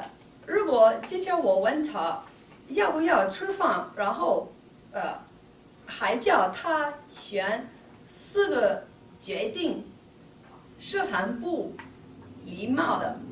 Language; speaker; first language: Chinese; non-native, learner; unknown